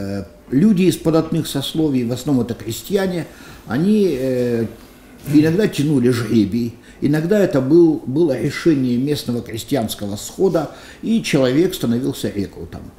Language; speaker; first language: Russian; native; Russian